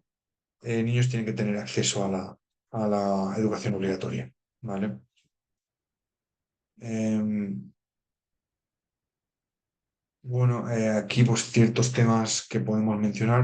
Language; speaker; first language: Spanish; native; Spanish